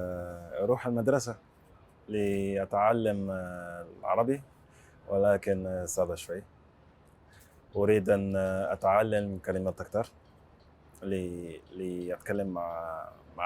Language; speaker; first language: Arabic; non-native, learner; French